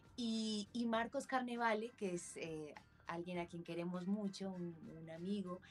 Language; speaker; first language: Spanish; native; Spanish